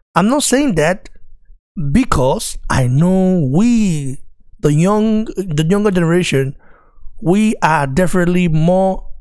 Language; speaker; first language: English; non-native, local second language; Bini